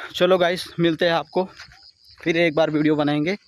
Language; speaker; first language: Hindi; non-native, local second language; Marathi